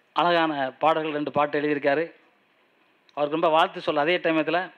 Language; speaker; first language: Tamil; native; Tamil